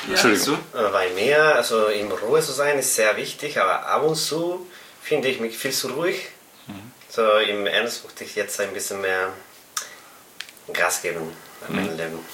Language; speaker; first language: German; non-native, fluent; Spanish